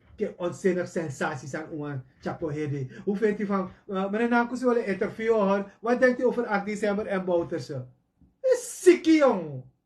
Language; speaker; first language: Dutch; native; Dutch